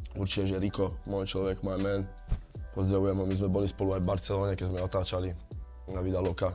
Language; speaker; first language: Slovak; early bilingual, other home language; Italian